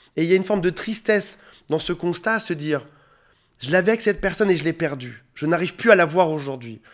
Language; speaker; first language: French; native; French